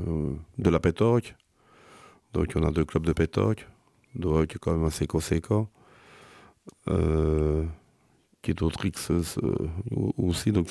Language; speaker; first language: French; native; French